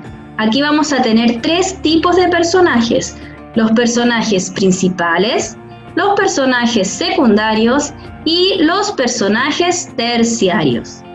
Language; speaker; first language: Spanish; native; Spanish